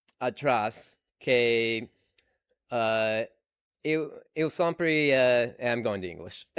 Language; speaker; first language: Portuguese; non-native, learner; English